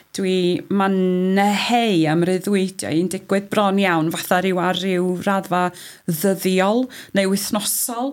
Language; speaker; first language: Welsh; native; Welsh